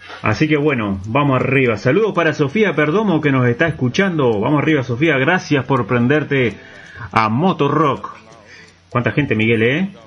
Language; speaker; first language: Spanish; native; Spanish